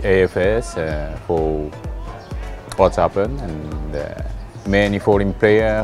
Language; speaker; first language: English; non-native, learner; Japanese